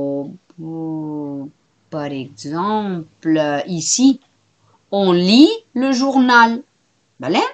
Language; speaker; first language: French; non-native, fluent; Spanish